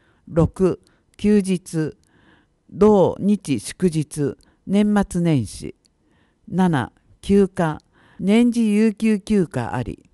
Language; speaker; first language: Japanese; native; Japanese